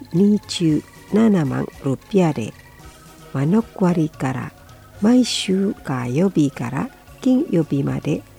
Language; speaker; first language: Japanese; non-native, fluent; Indonesian